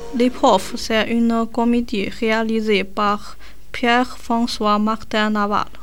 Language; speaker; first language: French; non-native, learner; Chinese